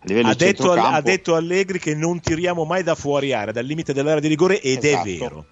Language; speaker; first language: Italian; native; Italian